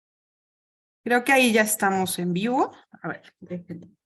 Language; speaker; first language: Spanish; native; Spanish